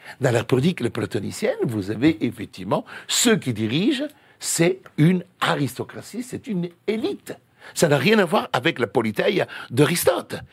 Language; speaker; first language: French; non-native, fluent; Italian